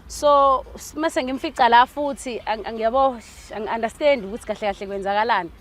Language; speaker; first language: Zulu; native; Zulu